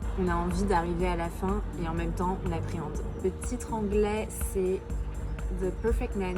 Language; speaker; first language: French; native; French